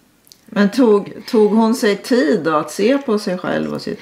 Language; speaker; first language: Swedish; native; Swedish